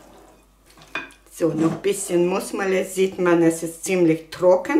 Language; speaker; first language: German; non-native, fluent; Russian